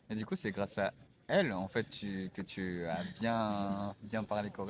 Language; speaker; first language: French; native; French